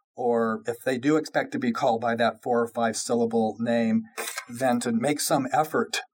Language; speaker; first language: English; native; English